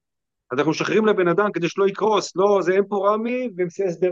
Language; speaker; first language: Hebrew; native; Hebrew